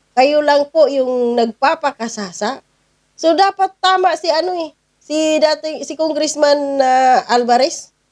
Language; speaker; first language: Filipino; non-native, local second language; Cebuano